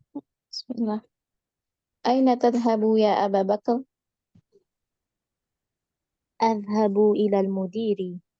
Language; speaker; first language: Arabic; non-native, learner; Indonesian